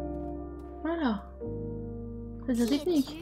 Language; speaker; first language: French; native; French